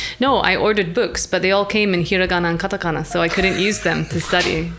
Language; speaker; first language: English; native; English